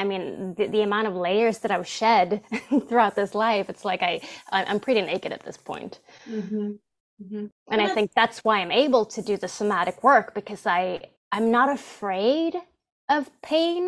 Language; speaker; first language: English; non-native, fluent; Swedish